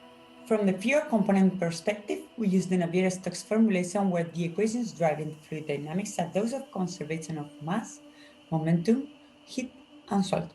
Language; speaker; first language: English; non-native, fluent; Spanish